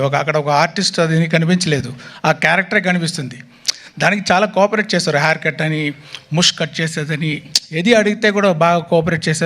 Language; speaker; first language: Telugu; non-native, local second language; Tamil